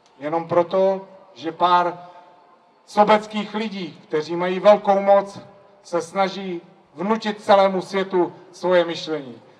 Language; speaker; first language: Czech; native; Czech